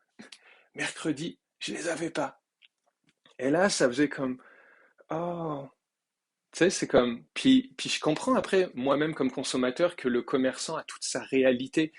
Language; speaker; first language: French; native; French